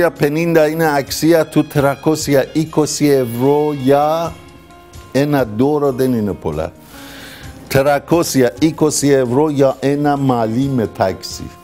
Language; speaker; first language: Greek; non-native, fluent; Persian